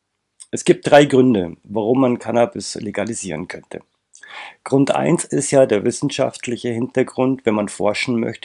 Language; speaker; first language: German; native; German